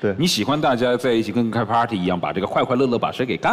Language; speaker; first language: Chinese; native; Chinese